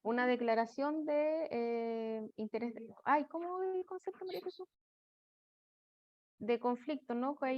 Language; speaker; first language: Spanish; native; Spanish